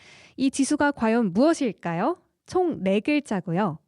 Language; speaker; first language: Korean; native; Korean